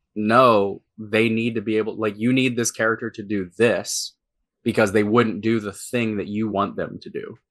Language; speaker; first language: English; native; English